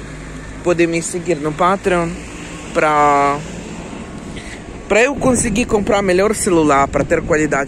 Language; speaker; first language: Portuguese; non-native, learner; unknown